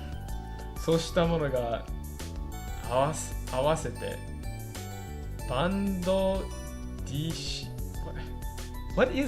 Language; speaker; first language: Japanese; non-native, fluent; English